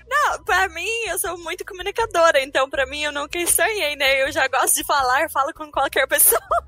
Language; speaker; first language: Portuguese; non-native, fluent; English